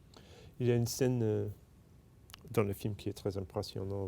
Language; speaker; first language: French; non-native, fluent; English